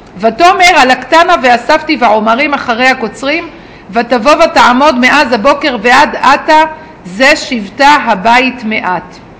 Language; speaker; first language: Hebrew; native; Hebrew